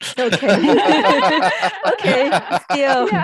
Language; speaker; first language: English; non-native, learner; Chinese